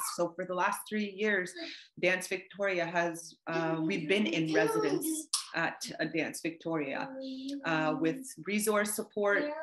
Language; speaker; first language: English; native; English